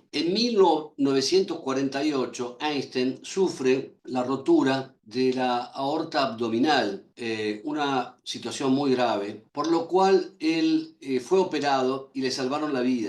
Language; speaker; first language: Spanish; native; Spanish